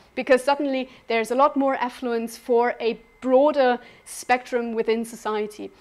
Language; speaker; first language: English; non-native, fluent; German